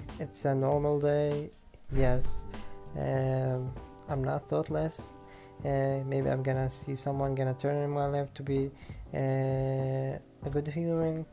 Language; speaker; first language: English; non-native, learner; Arabic